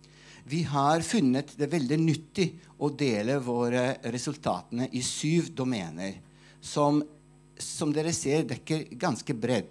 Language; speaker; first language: Norwegian; non-native, fluent; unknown